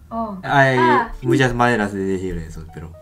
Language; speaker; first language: Spanish; non-native, fluent; Japanese